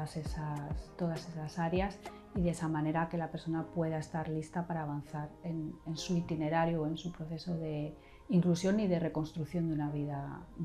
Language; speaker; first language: Spanish; native; Spanish